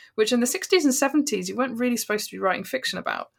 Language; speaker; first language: English; native; English